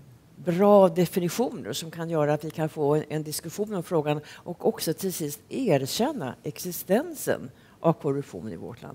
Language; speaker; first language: Swedish; native; Swedish